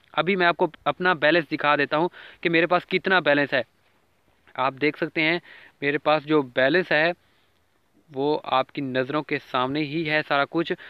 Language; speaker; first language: Urdu; non-native, local second language; Punjabi